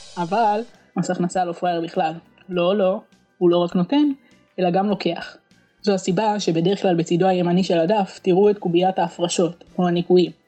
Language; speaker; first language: Hebrew; native; Hebrew